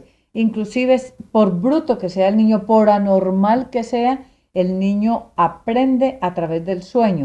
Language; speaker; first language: Spanish; native; Spanish